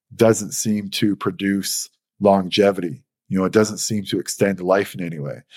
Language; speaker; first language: English; native; English